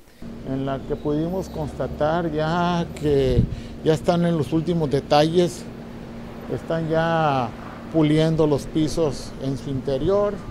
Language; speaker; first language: Spanish; native; Spanish